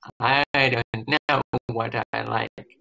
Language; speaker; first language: English; non-native, learner; Russian